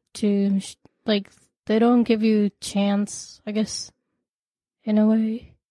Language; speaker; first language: English; non-native, local second language; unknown